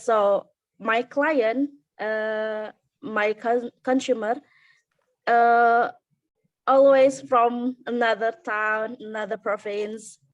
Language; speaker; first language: English; non-native, learner; Indonesian